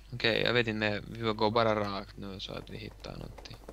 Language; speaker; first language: Swedish; non-native, local second language; Finnish